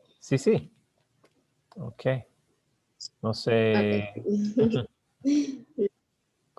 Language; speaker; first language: Spanish; non-native, learner; English